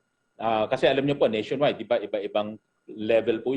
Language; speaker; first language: Filipino; native; Filipino